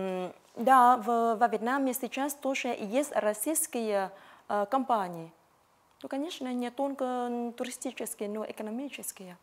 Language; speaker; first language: Russian; non-native, fluent; Vietnamese